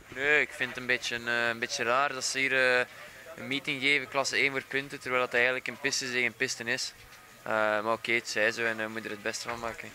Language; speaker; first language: Dutch; native; Dutch